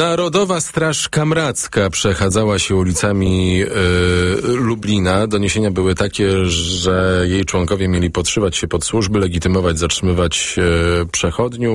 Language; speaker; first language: Polish; native; Polish